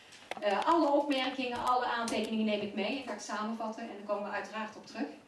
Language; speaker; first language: Dutch; native; Dutch